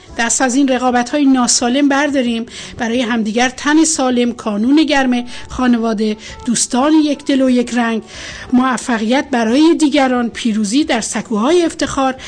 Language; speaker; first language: Persian; native; Persian